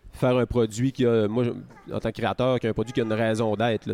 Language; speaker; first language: French; native; French